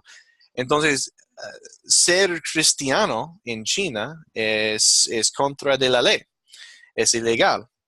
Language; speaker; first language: Spanish; non-native, fluent; English